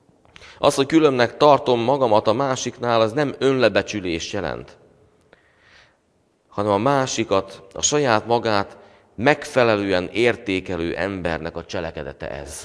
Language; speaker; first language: Hungarian; native; Hungarian